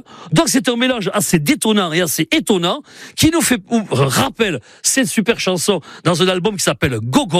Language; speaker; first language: French; native; French